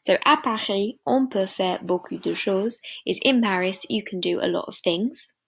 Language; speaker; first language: French; non-native, fluent; English